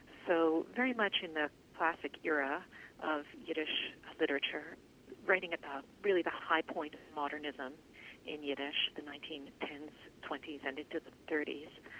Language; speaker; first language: English; native; English